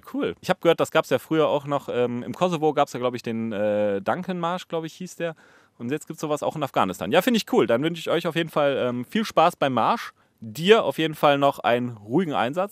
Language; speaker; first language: German; native; German